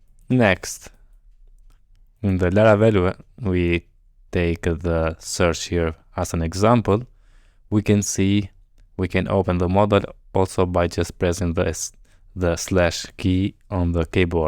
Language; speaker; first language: English; non-native, fluent; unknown